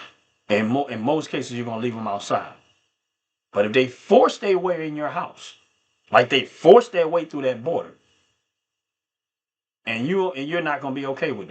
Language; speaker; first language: English; native; English